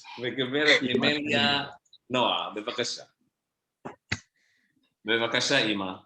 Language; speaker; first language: Hebrew; non-native, fluent; Indonesian